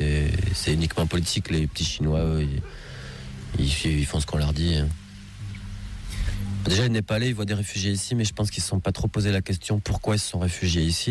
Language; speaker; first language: French; native; French